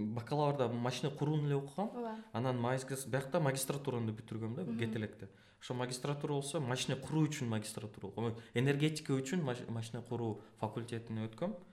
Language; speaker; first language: Kyrgyz; native; Kyrgyz